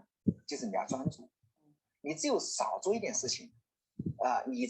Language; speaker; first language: Chinese; native; Chinese